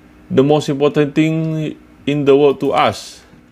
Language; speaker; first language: English; non-native, learner; Indonesian